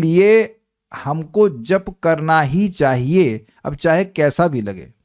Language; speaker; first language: Hindi; native; Hindi